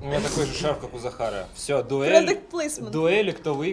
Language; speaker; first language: Russian; native; Russian